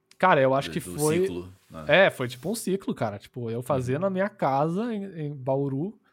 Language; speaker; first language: Portuguese; early bilingual, other home language; English